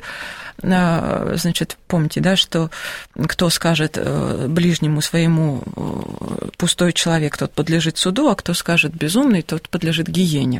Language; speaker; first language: Russian; native; Russian